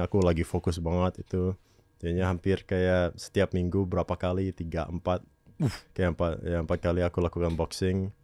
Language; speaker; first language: Indonesian; non-native, local second language; English